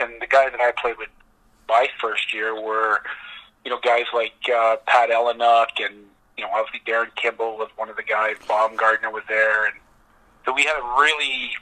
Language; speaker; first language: English; native; English